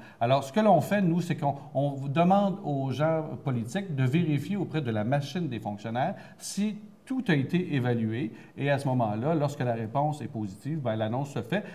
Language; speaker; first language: French; native; French